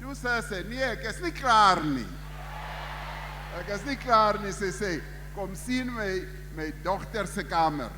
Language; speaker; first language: Afrikaans; non-native, local second language; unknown